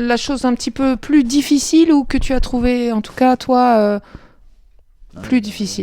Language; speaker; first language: French; native; French